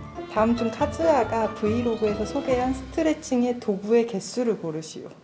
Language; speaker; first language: Korean; native; Korean